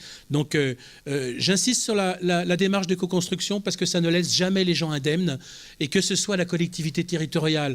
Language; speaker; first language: French; native; French